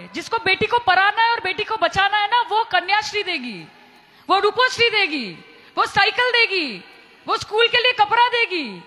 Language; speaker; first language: Hindi; non-native, local second language; Bangla